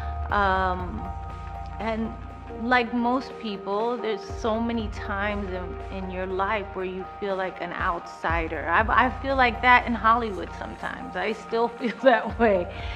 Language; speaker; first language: English; native; English